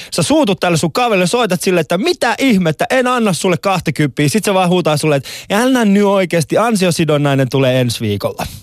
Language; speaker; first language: Finnish; early bilingual, other home language; Persian